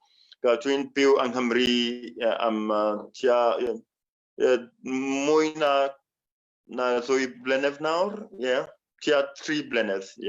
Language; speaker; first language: Welsh; non-native, fluent; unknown